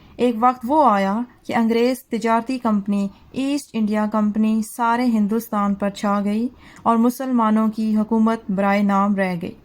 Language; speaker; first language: Urdu; non-native, local second language; Punjabi